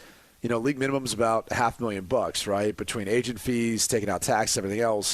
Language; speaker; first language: English; native; English